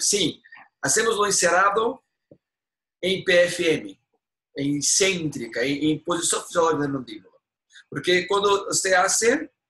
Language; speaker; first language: Spanish; non-native, learner; Portuguese